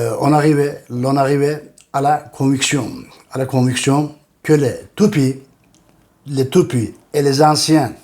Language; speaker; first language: French; non-native, fluent; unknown